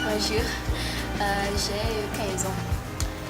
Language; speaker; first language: French; non-native, learner; Malagasy